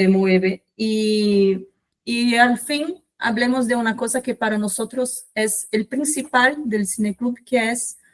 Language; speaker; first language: Spanish; non-native, fluent; Portuguese